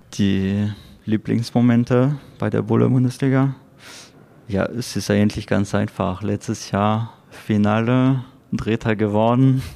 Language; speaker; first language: German; non-native, fluent; French